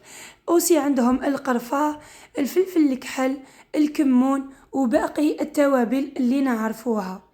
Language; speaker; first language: Arabic; native; Arabic